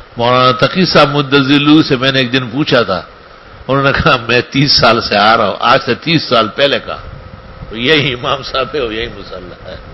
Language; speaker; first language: Urdu; non-native, local second language; Pashto